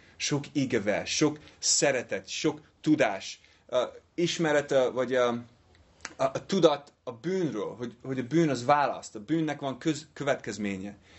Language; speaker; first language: Hungarian; non-native, fluent; English